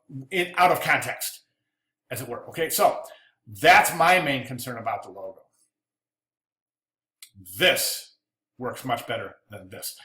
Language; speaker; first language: English; native; English